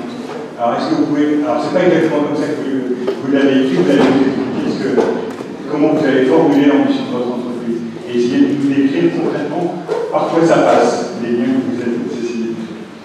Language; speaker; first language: French; native; French